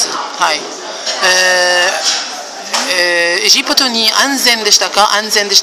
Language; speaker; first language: Japanese; non-native, learner; Arabic